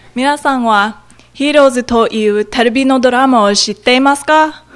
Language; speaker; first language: Japanese; non-native, learner; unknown